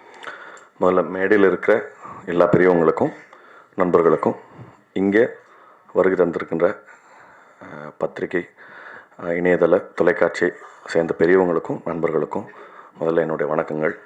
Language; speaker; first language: Tamil; native; Tamil